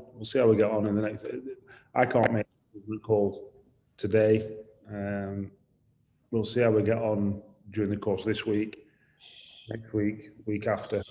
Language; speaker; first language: English; native; English